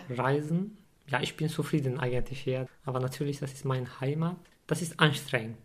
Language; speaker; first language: German; non-native, fluent; Turkish